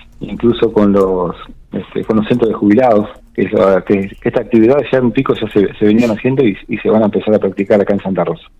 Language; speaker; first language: Spanish; native; Spanish